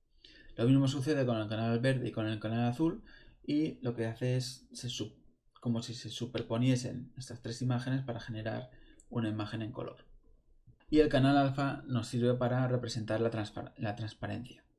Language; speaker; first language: Spanish; native; Spanish